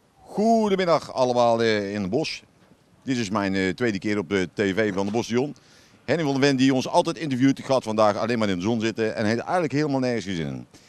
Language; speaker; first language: Dutch; native; Dutch